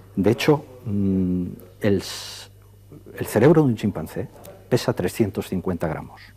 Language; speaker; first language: Spanish; native; Spanish